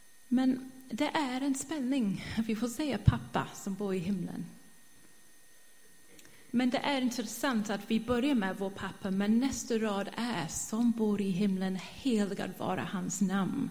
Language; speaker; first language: Swedish; non-native, fluent; English